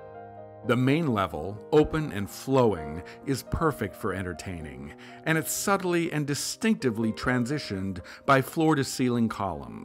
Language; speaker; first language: English; native; English